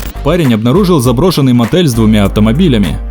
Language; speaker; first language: Russian; native; Russian